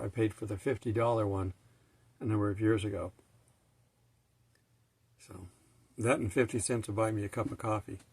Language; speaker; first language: English; native; English